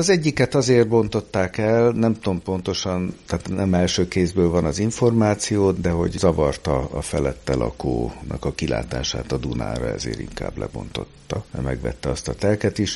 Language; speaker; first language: Hungarian; native; Hungarian